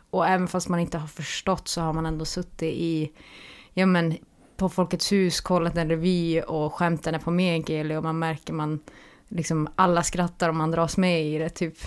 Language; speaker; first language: Swedish; native; Swedish